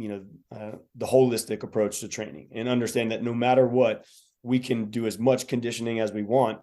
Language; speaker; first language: English; native; English